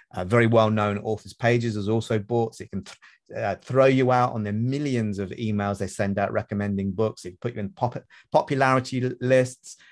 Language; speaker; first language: English; native; English